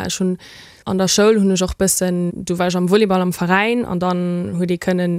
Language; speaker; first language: Luxembourgish; early bilingual, heritage; Luxembourgish